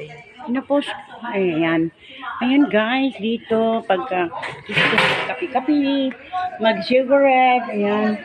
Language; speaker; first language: Filipino; non-native, local second language; Cebuano